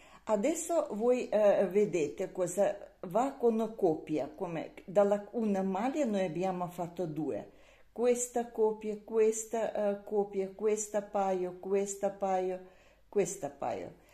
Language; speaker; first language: Italian; non-native, learner; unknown